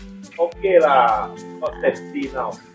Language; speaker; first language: English; non-native, learner; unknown